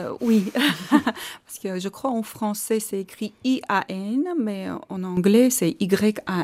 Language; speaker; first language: French; non-native, fluent; Armenian